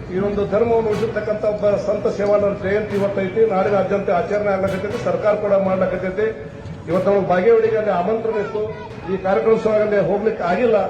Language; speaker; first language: Kannada; non-native, local second language; Lambadi